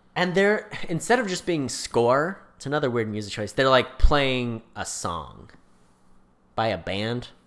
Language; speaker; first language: English; native; English